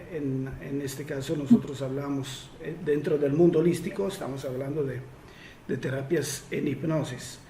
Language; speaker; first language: Spanish; non-native, fluent; Italian